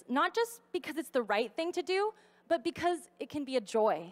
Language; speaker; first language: English; native; English